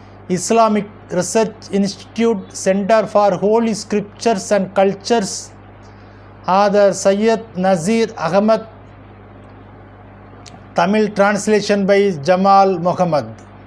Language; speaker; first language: English; non-native, local second language; Tamil